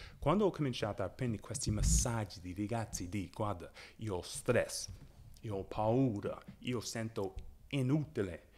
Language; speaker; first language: Italian; non-native, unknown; English